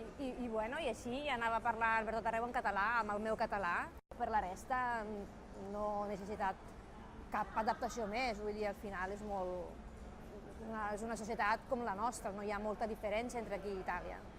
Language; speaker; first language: Catalan; non-native, fluent; Italian